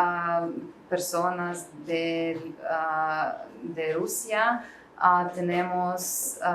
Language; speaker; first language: Spanish; non-native, learner; Russian